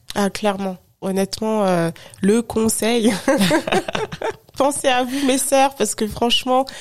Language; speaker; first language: French; native; French